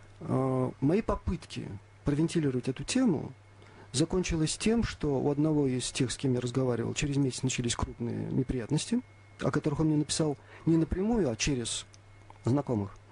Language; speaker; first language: Russian; native; Russian